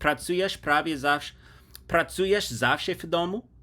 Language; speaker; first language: Polish; non-native, learner; English